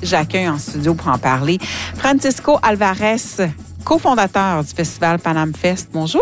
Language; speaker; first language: French; native; French